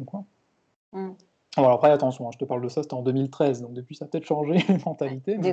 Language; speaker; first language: French; native; French